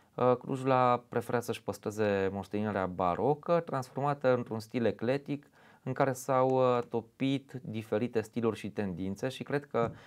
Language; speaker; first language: Romanian; native; Romanian